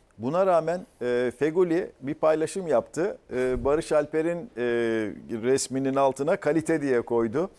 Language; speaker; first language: Turkish; native; Turkish